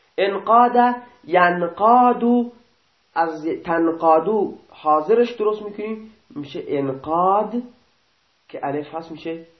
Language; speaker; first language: Persian; non-native, local second language; Baluchi